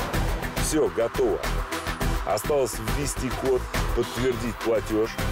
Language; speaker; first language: Russian; native; Russian